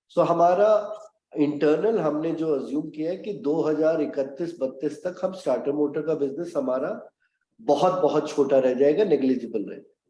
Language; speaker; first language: Hindi; native; Hindi